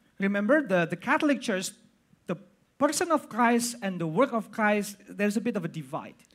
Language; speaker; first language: English; non-native, fluent; Indonesian